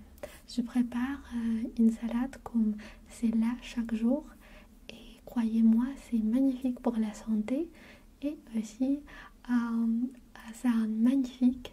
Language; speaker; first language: French; non-native, fluent; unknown